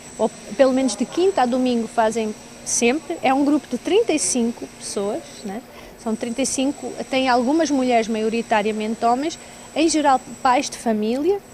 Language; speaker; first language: Portuguese; native; Portuguese